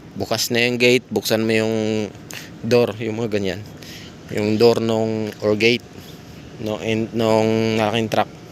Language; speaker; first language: Filipino; non-native, local second language; Cebuano